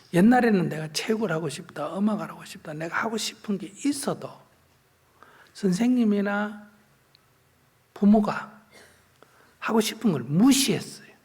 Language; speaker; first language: Korean; native; Korean